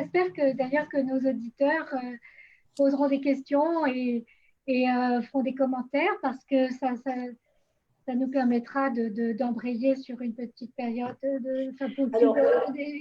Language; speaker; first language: French; native; French